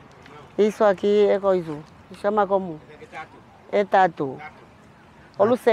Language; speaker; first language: Portuguese; non-native, local second language; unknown